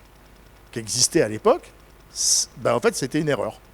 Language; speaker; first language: French; native; French